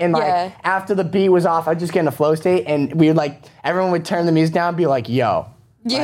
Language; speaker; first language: English; native; English